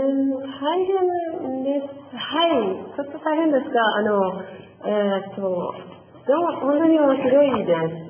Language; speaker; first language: Japanese; non-native, learner; Persian